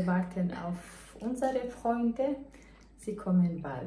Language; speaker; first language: German; non-native, fluent; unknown